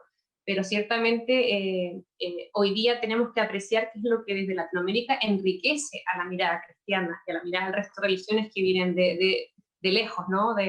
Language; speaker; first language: Spanish; native; Spanish